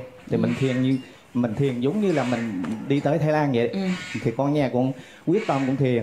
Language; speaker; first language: Vietnamese; native; Vietnamese